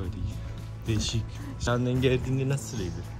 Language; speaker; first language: Turkish; non-native, learner; Japanese